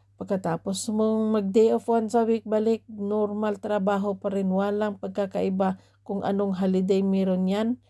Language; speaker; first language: Filipino; native; Filipino